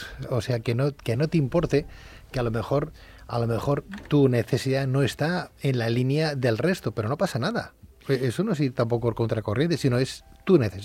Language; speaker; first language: Spanish; native; Spanish